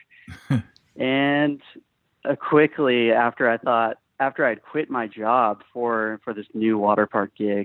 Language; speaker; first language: English; native; English